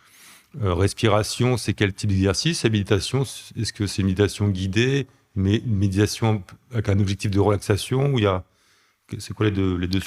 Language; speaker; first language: French; native; French